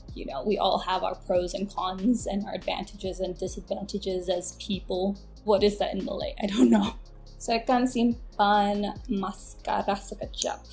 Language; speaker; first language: English; native; English